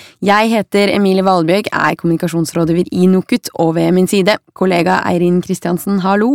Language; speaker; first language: Norwegian; native; Norwegian